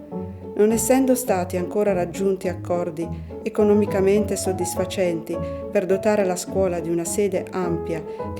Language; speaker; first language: Italian; native; Italian